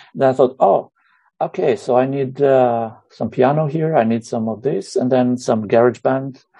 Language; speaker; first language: English; non-native, fluent; Romanian